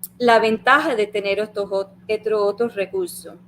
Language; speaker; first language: Spanish; early bilingual, heritage; Spanish